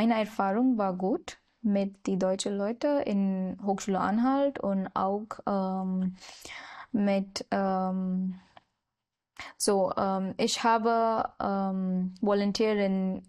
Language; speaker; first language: German; non-native, learner; Marathi